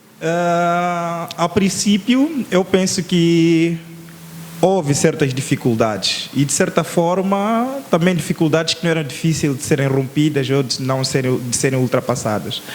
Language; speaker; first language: Portuguese; non-native, local second language; Tsonga